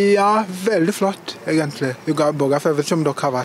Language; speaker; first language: Norwegian; non-native, fluent; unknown